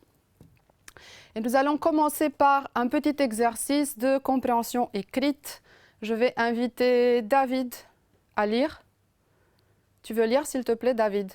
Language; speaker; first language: French; non-native, fluent; Romanian